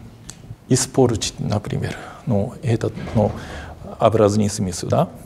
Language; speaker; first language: Russian; non-native, fluent; Japanese